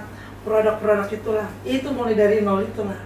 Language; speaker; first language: Indonesian; native; Indonesian